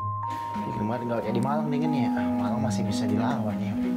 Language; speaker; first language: Indonesian; native; Indonesian